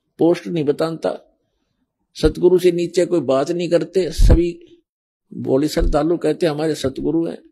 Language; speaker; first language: Hindi; native; Hindi